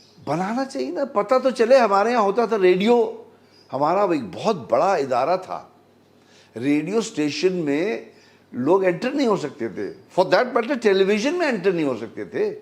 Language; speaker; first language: Urdu; native; Urdu